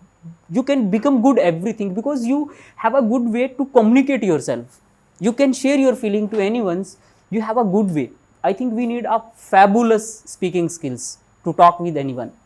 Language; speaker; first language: English; non-native, local second language; Hindi